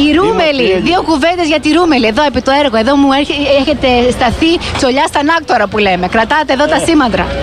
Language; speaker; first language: Greek; native; Greek